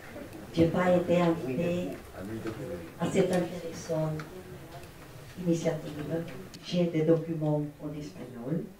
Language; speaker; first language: French; non-native, fluent; Spanish